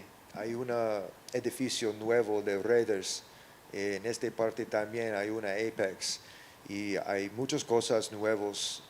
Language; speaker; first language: Spanish; non-native, learner; English